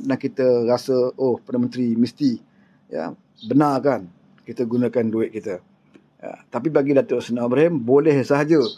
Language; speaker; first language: Malay; native; Malay